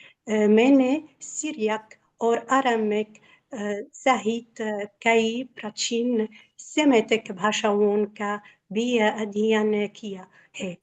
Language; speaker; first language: Hindi; non-native, learner; Arabic